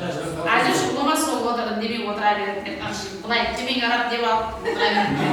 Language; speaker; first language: Kazakh; native; Kazakh